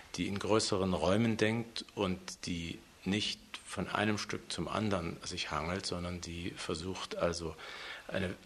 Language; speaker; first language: German; native; German